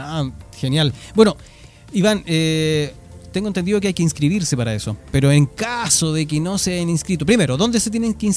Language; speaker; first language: Spanish; native; Spanish